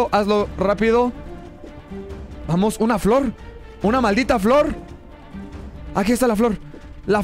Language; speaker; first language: Spanish; native; Spanish